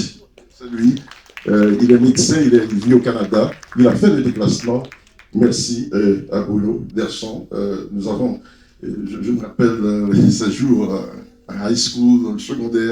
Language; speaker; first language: French; non-native, local second language; Haitian Creole